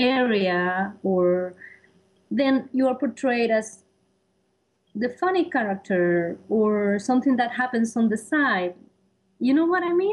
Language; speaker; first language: English; non-native, fluent; Spanish